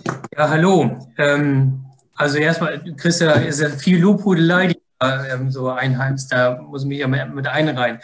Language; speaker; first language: German; native; German